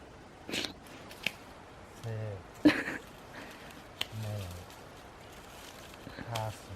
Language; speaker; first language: Korean; native; Korean